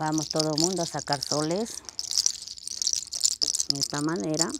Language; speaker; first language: Spanish; native; Spanish